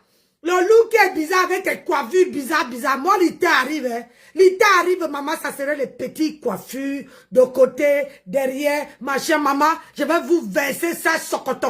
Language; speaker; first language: French; non-native, local second language; Lingala